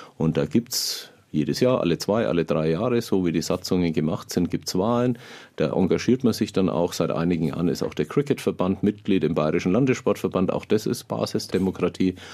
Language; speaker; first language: German; native; German